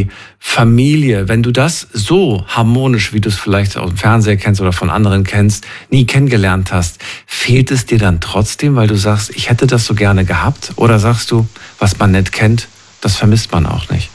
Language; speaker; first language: German; native; German